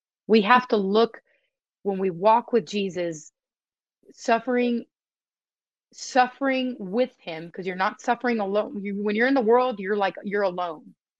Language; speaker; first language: English; early bilingual, other home language; Spanish